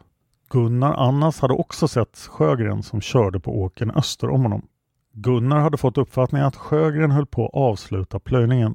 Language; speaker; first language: Swedish; native; Swedish